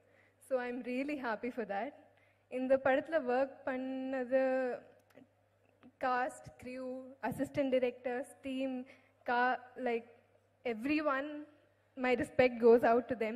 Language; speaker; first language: Tamil; non-native, fluent; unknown